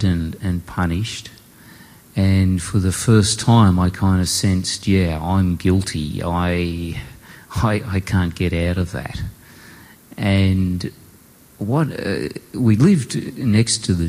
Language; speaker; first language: English; native; English